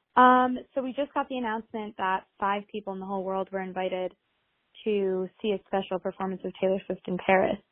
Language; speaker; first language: English; native; English